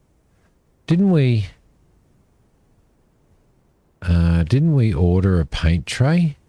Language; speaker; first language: English; native; English